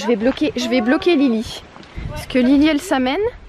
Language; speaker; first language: French; native; French